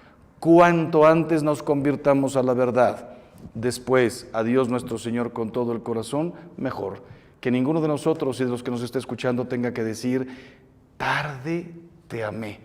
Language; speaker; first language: Spanish; native; Spanish